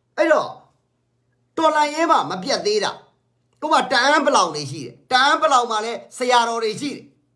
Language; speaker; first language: Burmese; non-native, local second language; Kachin